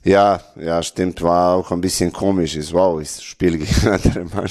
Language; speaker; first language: German; non-native, learner; Serbian